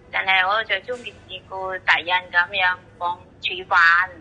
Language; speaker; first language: Cantonese; non-native, learner; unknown